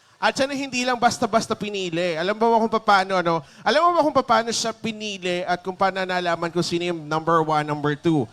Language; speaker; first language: Filipino; native; Filipino